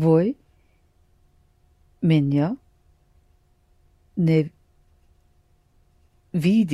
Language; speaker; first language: Russian; non-native, learner; English